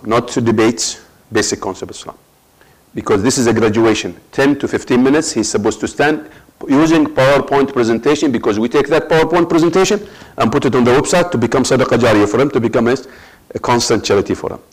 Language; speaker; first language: English; non-native, fluent; Arabic